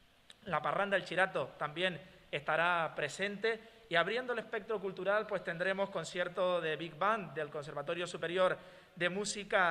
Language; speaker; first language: Spanish; native; Spanish